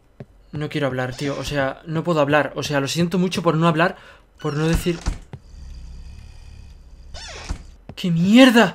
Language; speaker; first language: Spanish; native; Spanish